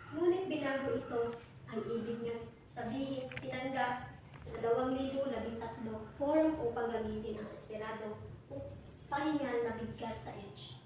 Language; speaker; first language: Filipino; non-native, local second language; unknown